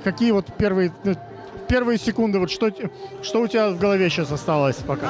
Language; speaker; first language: Russian; native; Russian